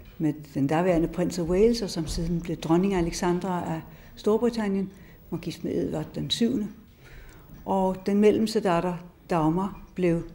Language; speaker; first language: Danish; native; Danish